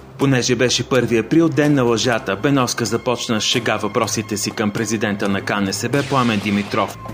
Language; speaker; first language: Bulgarian; native; Bulgarian